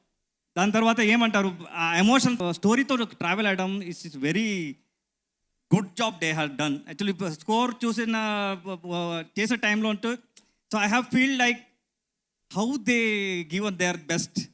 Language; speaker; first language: Telugu; non-native, learner; Kannada